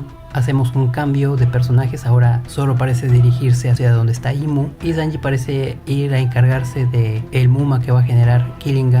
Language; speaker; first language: Spanish; native; Spanish